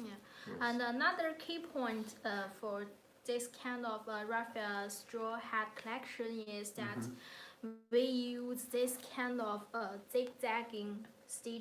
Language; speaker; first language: English; non-native, learner; Chinese